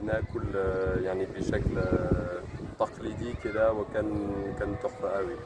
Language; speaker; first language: Arabic; non-native, fluent; French